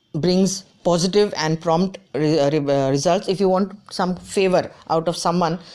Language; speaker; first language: English; non-native, local second language; Gujarati